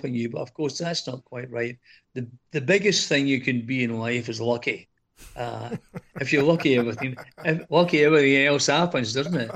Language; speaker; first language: English; native; English